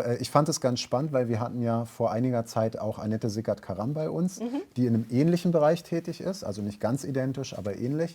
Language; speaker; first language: German; native; German